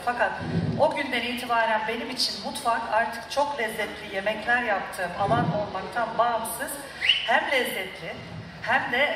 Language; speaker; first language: Turkish; native; Turkish